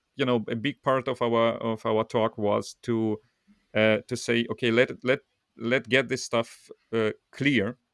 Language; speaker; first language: English; non-native, fluent; Russian